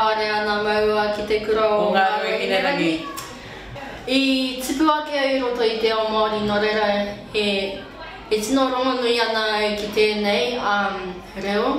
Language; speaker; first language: Māori; non-native, local second language; English